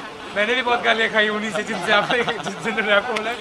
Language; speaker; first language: Hindi; native; Hindi